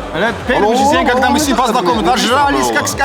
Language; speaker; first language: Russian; non-native, local second language; Azerbaijani